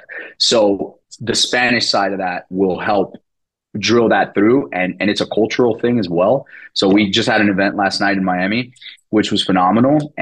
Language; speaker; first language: English; early bilingual, other home language; Spanish